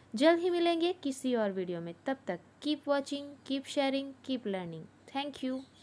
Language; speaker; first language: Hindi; non-native, local second language; Gujarati